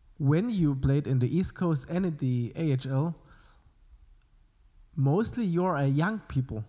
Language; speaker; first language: English; non-native, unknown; German